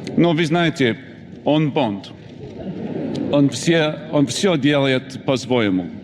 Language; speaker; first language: Russian; non-native, learner; English